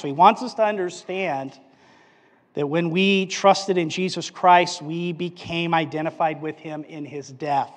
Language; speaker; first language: English; native; English